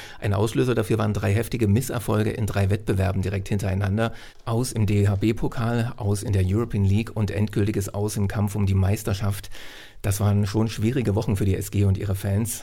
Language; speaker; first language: German; native; German